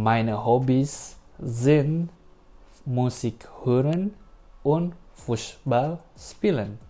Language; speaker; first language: German; non-native, learner; Indonesian